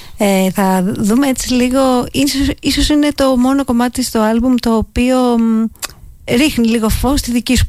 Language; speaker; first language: Greek; native; Greek